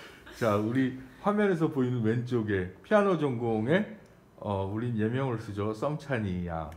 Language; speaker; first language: Korean; native; Korean